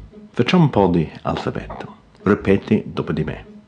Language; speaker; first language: Italian; non-native, fluent; English